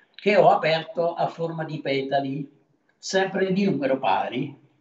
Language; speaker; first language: Italian; native; Italian